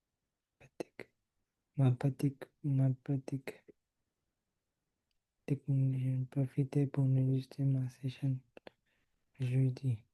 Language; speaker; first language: French; non-native, learner; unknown